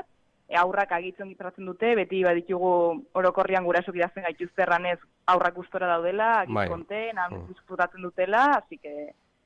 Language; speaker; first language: Basque; native; Basque